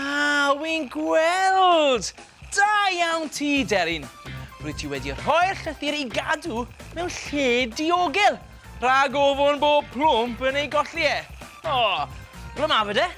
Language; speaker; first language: Welsh; native; Welsh